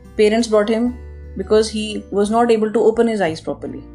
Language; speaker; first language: English; non-native, local second language; Hindi